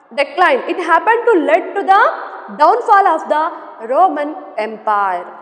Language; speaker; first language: English; non-native, local second language; Kannada